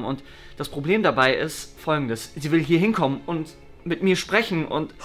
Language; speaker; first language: German; native; German